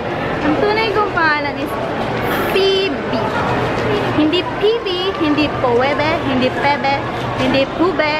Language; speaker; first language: Filipino; native; Filipino